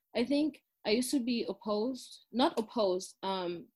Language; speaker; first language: English; non-native, local second language; Zulu